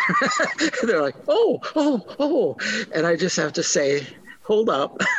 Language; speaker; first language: English; native; English